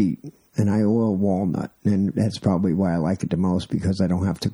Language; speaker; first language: English; native; English